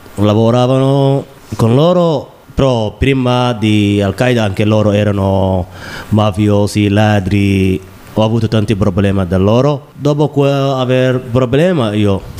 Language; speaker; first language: Italian; non-native, learner; Somali